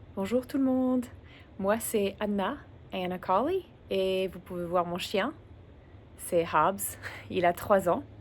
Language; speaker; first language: French; early bilingual, other home language; English